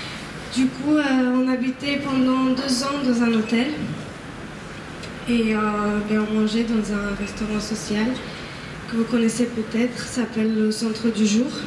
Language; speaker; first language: French; non-native, fluent; Bosnian